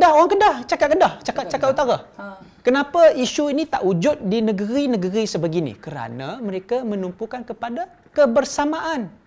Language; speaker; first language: Malay; non-native, local second language; Chinese